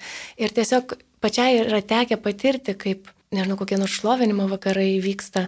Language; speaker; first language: Lithuanian; native; Lithuanian